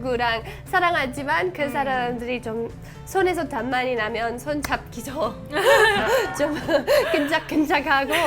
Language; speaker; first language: Korean; non-native, learner; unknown